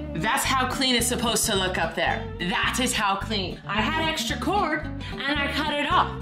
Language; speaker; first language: English; native; English